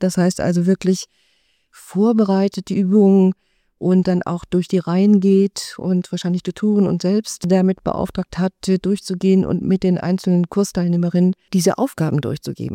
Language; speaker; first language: German; native; German